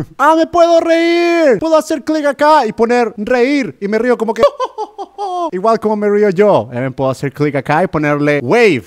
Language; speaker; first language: Spanish; non-native, learner; English